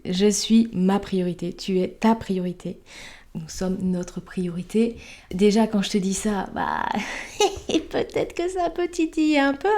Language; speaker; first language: French; native; French